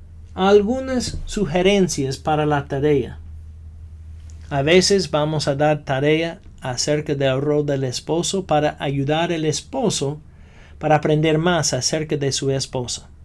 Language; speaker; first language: Spanish; non-native, fluent; English